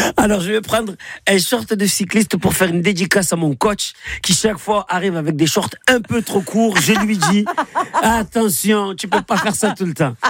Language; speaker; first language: French; native; French